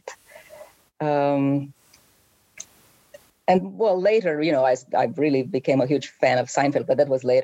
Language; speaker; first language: English; non-native, fluent; Romanian